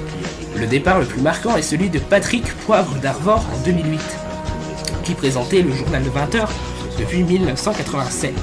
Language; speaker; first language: French; native; French